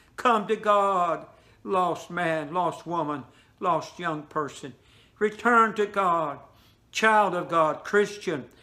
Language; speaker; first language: English; native; English